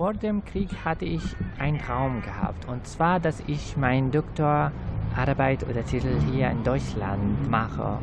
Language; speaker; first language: German; non-native, fluent; Arabic